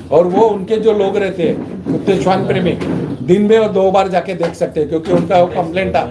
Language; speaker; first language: Hindi; non-native, local second language; Marathi